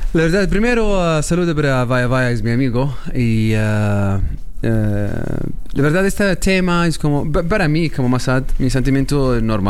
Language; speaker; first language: Spanish; non-native, learner; Arabic